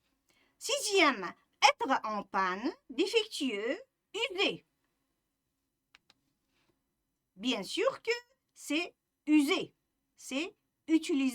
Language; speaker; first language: French; non-native, fluent; Uzbek